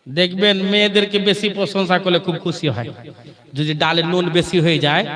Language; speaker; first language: Bangla; non-native, fluent; Urdu